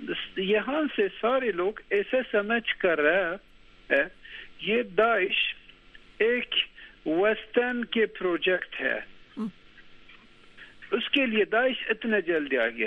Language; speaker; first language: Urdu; non-native, learner; Turkish